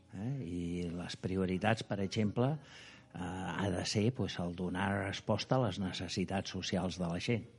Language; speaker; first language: Catalan; native; Catalan